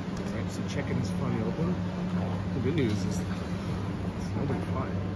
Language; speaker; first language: English; native; English